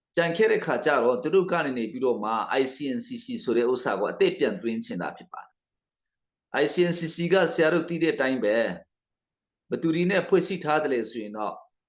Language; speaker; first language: Burmese; non-native, local second language; Hakha Chin